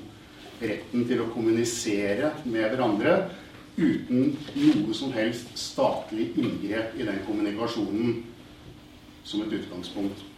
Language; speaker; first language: Norwegian; native; Norwegian